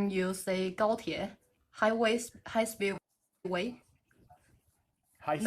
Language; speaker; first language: English; non-native, learner; Chinese